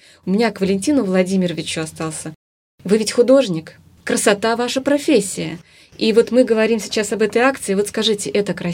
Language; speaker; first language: Russian; native; Russian